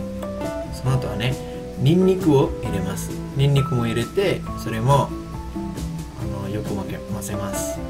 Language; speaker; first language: Japanese; non-native, learner; Sinhala